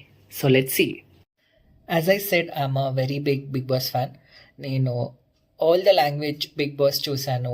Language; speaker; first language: Telugu; non-native, local second language; Kannada